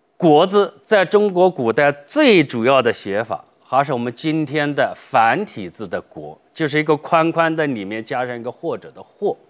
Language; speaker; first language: Chinese; native; Chinese